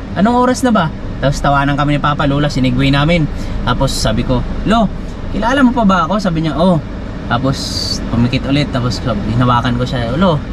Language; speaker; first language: Filipino; non-native, local second language; Cebuano